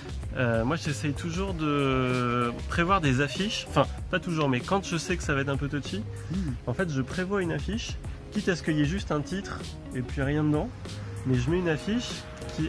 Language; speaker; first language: French; native; French